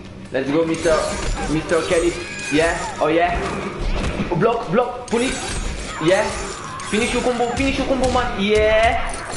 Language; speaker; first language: English; non-native, learner; French